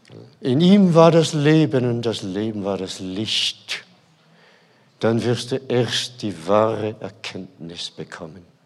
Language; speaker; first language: German; non-native, fluent; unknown